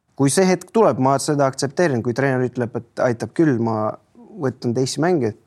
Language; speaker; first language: Estonian; non-native, local second language; Russian